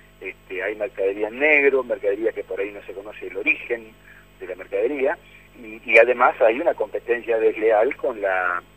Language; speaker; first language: Spanish; native; Spanish